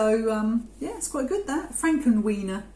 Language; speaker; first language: English; native; English